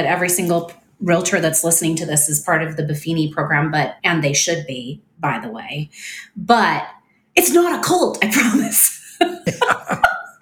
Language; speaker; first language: English; native; English